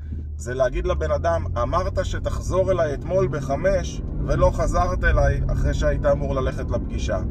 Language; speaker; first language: Hebrew; native; Hebrew